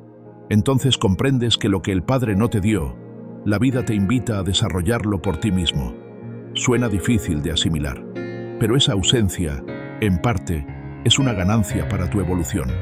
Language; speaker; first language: Spanish; native; Spanish